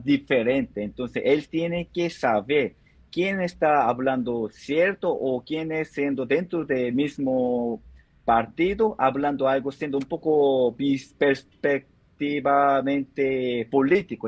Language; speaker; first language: Spanish; non-native, fluent; Korean